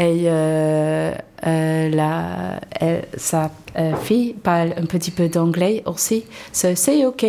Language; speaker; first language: French; non-native, learner; English